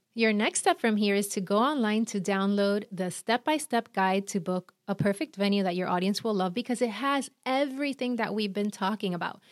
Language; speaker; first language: English; non-native, fluent; Spanish